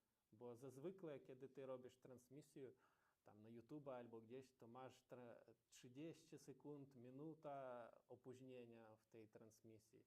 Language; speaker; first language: Polish; non-native, learner; Ukrainian